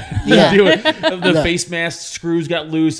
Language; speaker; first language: English; native; English